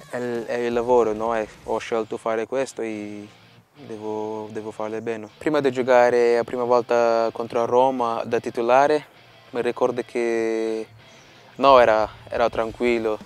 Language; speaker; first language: Italian; non-native, fluent; Portuguese